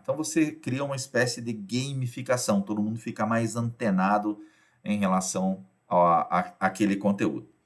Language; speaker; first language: Portuguese; native; Portuguese